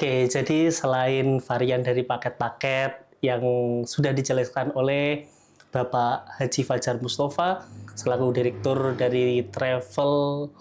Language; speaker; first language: Indonesian; native; Indonesian